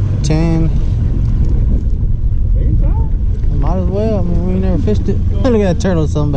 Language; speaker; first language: English; native; English